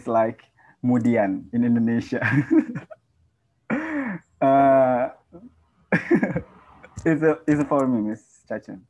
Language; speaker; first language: English; non-native, learner; Indonesian